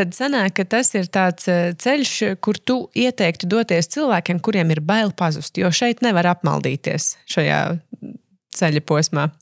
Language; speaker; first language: Latvian; native; Latvian